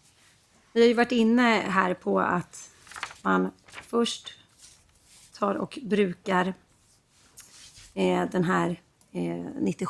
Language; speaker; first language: Swedish; native; Swedish